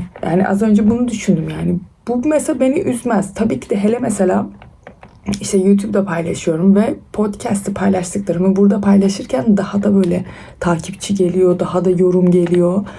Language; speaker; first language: Turkish; early bilingual, other home language; Persian